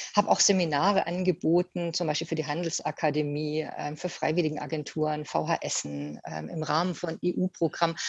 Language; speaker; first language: German; native; German